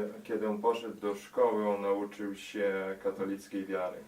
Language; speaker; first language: Polish; early bilingual, heritage; Polish